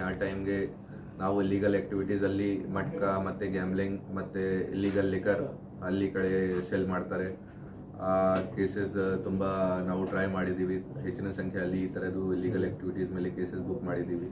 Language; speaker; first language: Kannada; non-native, local second language; Hindi